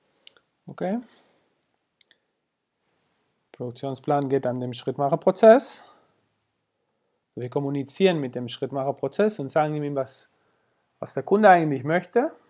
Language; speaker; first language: German; non-native, fluent; Spanish